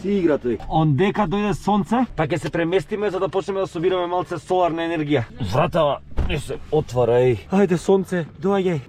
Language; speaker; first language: Macedonian; native; Macedonian